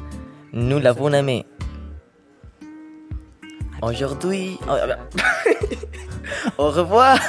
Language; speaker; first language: French; non-native, learner; Spanish